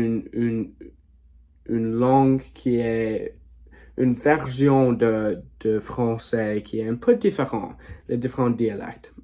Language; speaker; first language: French; non-native, learner; English